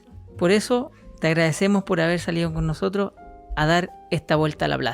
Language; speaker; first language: Spanish; native; Spanish